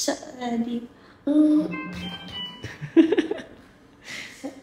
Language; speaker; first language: Vietnamese; non-native, learner; Indonesian